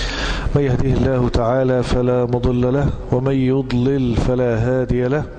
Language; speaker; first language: Arabic; native; Arabic